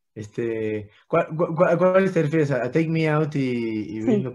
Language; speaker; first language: Spanish; native; Spanish